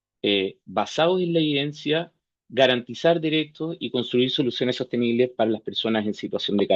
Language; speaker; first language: Spanish; native; Spanish